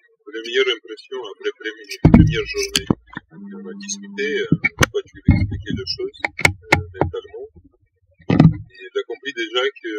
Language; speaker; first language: French; non-native, learner; Russian